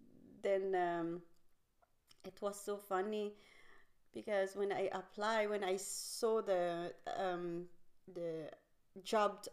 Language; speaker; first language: English; non-native, local second language; Filipino